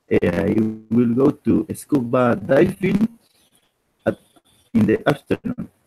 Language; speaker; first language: English; non-native, learner; Spanish